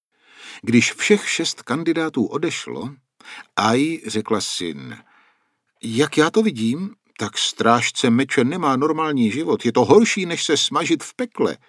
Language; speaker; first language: Czech; native; Czech